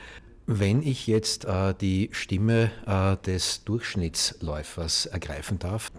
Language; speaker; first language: German; native; German